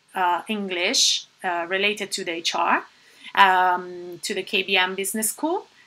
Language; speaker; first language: English; non-native, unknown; Italian